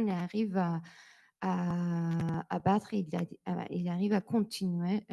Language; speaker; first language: French; non-native, learner; Persian